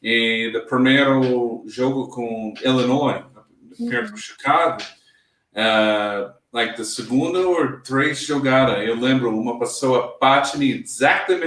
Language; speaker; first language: Portuguese; non-native, learner; English